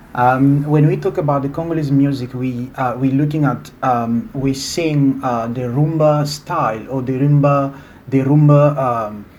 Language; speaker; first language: English; non-native, fluent; Lingala